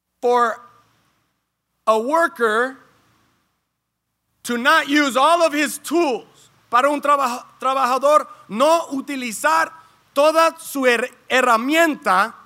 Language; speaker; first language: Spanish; early bilingual, heritage; Spanish